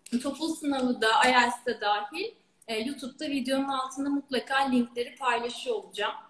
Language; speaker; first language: Turkish; native; Turkish